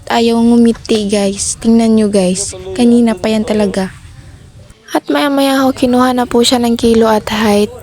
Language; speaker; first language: Filipino; non-native, local second language; Cebuano